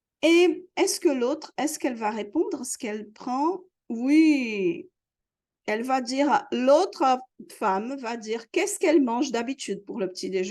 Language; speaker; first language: French; non-native, fluent; Portuguese